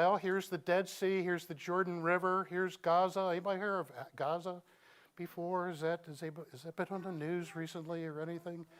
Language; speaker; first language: English; native; English